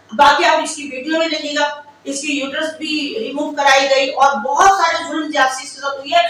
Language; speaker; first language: Urdu; native; Urdu